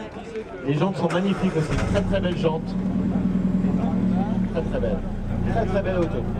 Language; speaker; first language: French; native; French